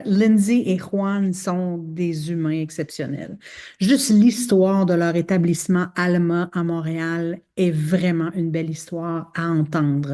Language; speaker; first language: French; native; French